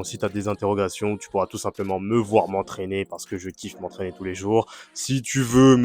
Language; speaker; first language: French; native; French